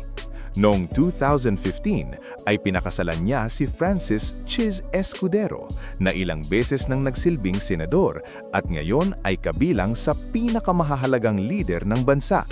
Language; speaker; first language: Filipino; native; Filipino